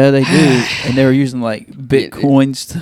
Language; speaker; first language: English; native; English